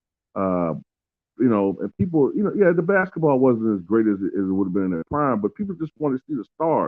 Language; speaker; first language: English; native; English